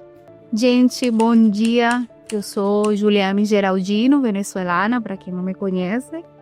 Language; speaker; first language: Portuguese; non-native, fluent; Spanish